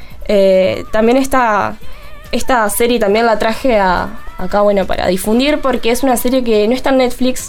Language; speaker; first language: Spanish; native; Spanish